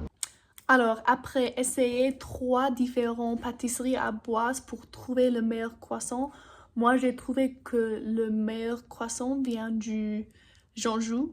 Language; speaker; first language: French; non-native, learner; English